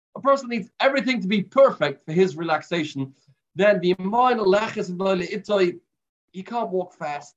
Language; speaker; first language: English; native; English